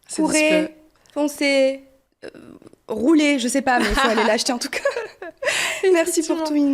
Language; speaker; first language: French; early bilingual, other home language; Portuguese